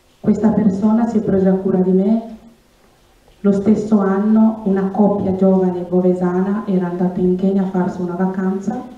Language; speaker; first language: Italian; non-native, fluent; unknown